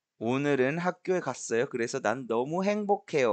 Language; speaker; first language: Korean; non-native, fluent; Spanish